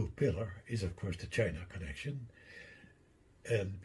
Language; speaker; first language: English; non-native, fluent; Dutch